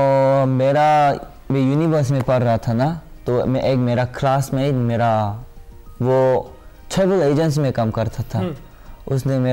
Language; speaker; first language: Hindi; non-native, learner; Korean